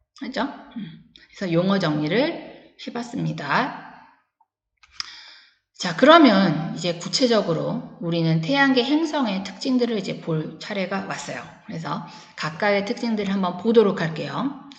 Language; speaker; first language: Korean; native; Korean